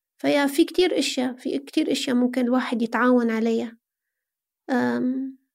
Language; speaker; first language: Arabic; native; Arabic